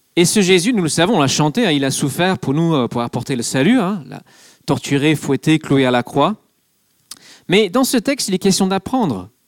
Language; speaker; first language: French; non-native, fluent; English